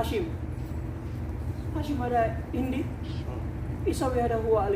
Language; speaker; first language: Arabic; non-native, learner; Filipino